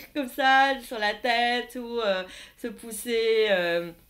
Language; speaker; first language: French; non-native, fluent; Vietnamese